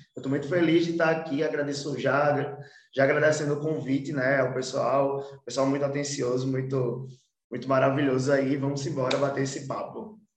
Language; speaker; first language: Portuguese; native; Portuguese